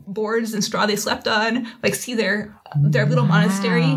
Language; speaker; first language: English; native; English